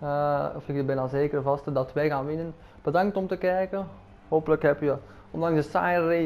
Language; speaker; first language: Dutch; native; Dutch